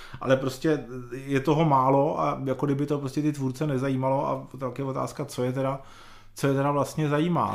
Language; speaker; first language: Czech; native; Czech